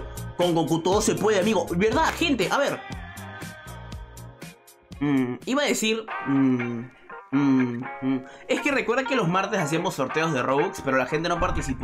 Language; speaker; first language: Spanish; native; Spanish